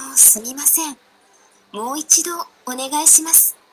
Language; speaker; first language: Japanese; non-native, learner; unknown